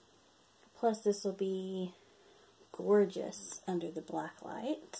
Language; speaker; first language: English; native; English